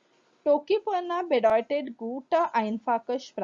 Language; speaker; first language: German; non-native, fluent; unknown